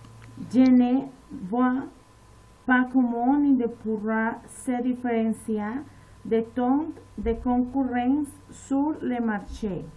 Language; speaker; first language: French; non-native, learner; Spanish